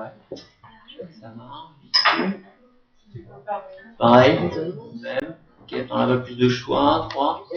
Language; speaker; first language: French; native; French